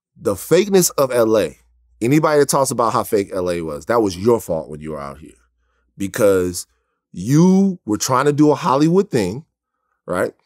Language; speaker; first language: English; native; English